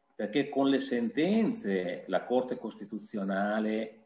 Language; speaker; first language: Italian; native; Italian